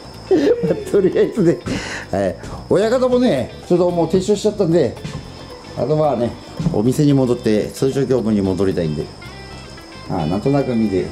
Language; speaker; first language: Japanese; native; Japanese